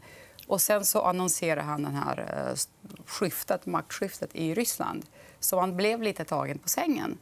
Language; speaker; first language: Swedish; non-native, fluent; Russian